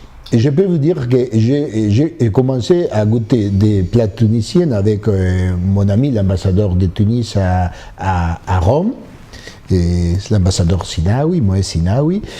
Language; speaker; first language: French; non-native, fluent; Spanish